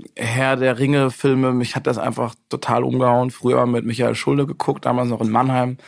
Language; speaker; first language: German; native; German